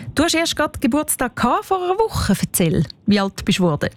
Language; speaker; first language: German; native; German